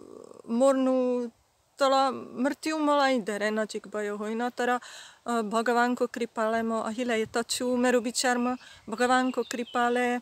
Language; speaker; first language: Nepali; non-native, learner; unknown